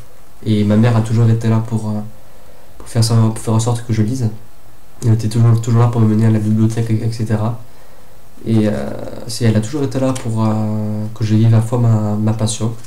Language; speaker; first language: French; native; French